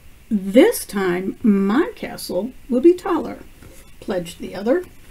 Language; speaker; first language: English; native; English